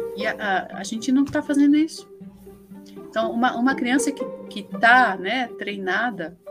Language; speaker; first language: Portuguese; early bilingual, other home language; Spanish